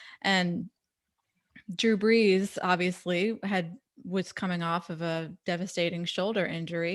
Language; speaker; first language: English; native; English